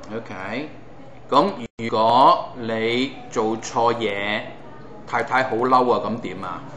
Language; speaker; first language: Cantonese; native; Cantonese